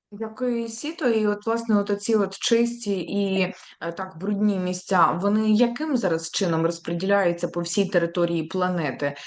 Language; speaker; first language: Ukrainian; native; Ukrainian